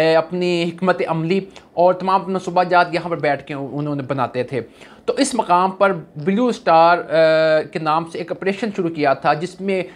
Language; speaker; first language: Urdu; native; Urdu